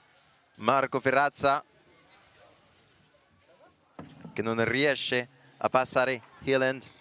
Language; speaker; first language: Italian; non-native, fluent; French